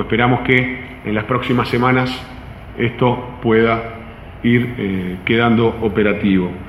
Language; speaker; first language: Spanish; native; Spanish